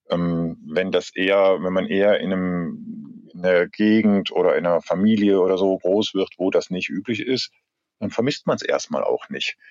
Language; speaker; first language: German; native; German